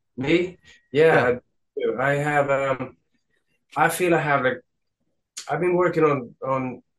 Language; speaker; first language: English; non-native, fluent; Swedish